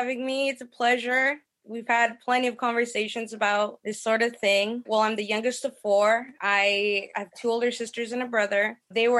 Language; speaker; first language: English; early bilingual, other home language; Spanish